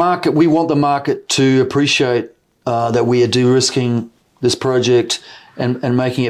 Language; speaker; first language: English; native; English